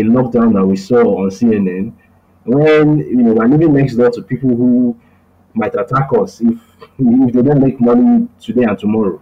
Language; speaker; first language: English; non-native, local second language; Yoruba